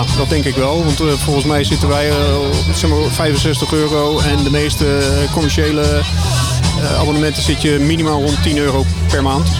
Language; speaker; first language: Dutch; native; Dutch